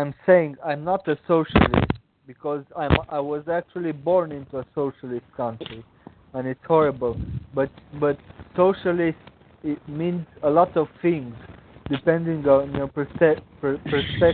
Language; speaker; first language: English; non-native, fluent; Romanian